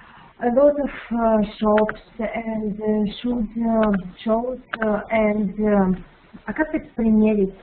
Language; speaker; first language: English; non-native, learner; Russian